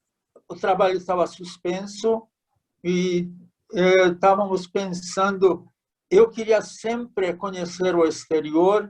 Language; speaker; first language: Portuguese; non-native, fluent; Hungarian